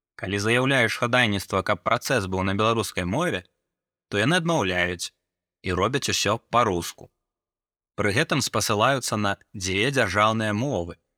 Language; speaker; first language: Belarusian; native; Belarusian